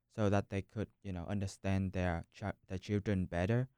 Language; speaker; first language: English; non-native, fluent; Vietnamese